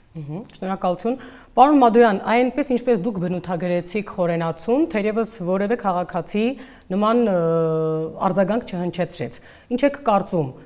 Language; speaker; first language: Armenian; native; Armenian